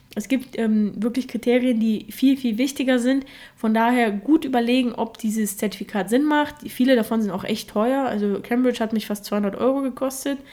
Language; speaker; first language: German; early bilingual, other home language; Russian